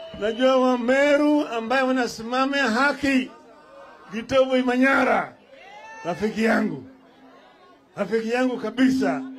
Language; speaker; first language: Swahili; non-native, local second language; Luo (Kenya and Tanzania)